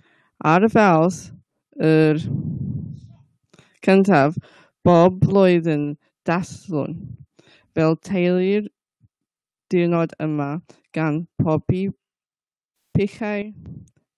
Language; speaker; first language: Welsh; non-native, learner; English